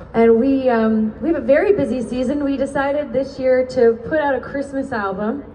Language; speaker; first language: English; native; English